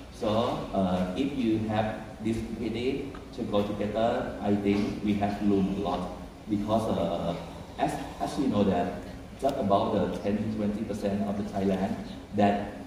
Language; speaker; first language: English; non-native, fluent; Thai